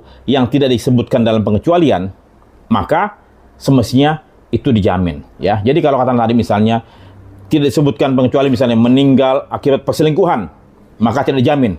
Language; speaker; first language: Indonesian; native; Indonesian